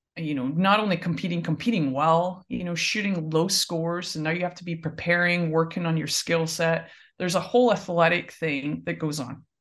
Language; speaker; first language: English; native; English